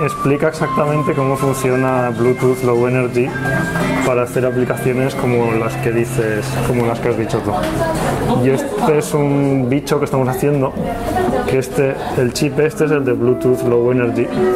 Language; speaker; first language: Spanish; native; Spanish